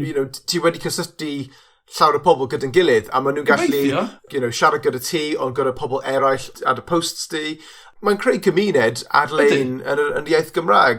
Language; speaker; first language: Welsh; non-native, local second language; English